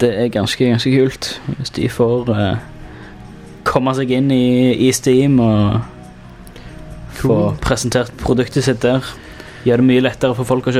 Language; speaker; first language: Norwegian; native; Norwegian